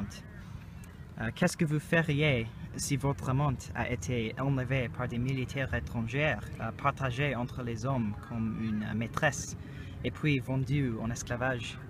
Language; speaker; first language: French; non-native, learner; English